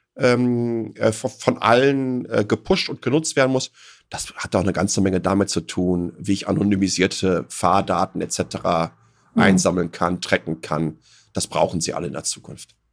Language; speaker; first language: German; native; German